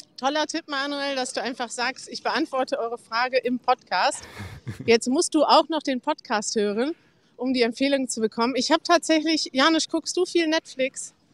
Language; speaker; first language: German; native; German